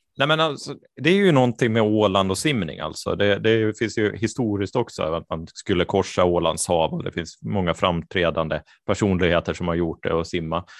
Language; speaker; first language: Swedish; native; Swedish